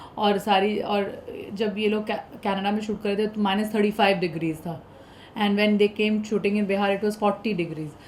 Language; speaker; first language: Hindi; non-native, local second language; Bhojpuri